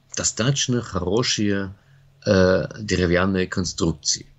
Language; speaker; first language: Russian; non-native, fluent; German